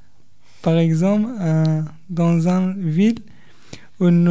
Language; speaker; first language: French; non-native, learner; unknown